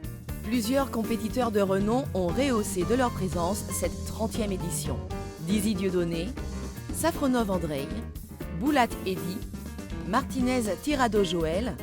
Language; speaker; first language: French; native; French